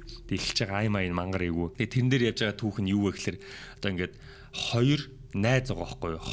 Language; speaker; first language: Mongolian; native; Mongolian